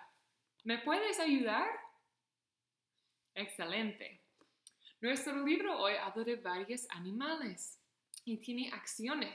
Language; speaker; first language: Spanish; non-native, fluent; English